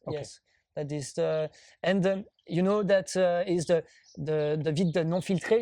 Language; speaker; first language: English; non-native, learner; French